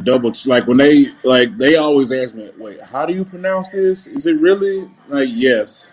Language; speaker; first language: English; native; English